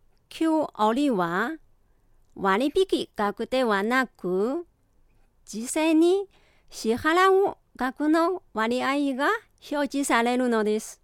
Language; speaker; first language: Japanese; non-native, fluent; Chinese